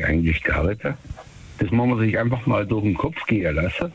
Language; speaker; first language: German; native; German